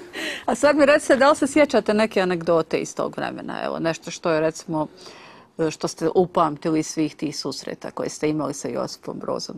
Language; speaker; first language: Serbian; native; Serbian